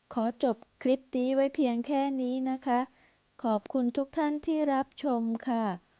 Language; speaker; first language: Thai; native; Thai